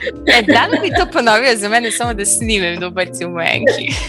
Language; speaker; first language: Bosnian; native; Bosnian